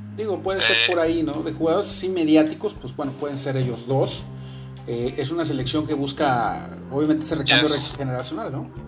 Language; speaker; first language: Spanish; native; Spanish